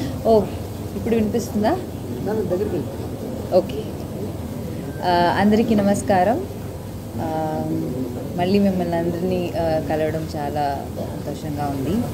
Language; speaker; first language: Telugu; non-native, learner; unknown